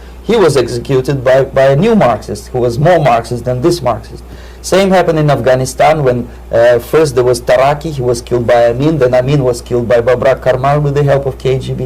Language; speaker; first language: English; non-native, fluent; Russian